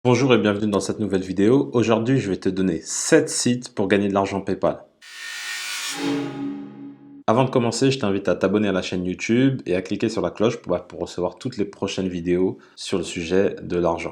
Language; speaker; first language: French; native; French